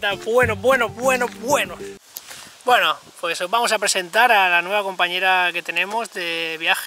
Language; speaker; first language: Spanish; native; Spanish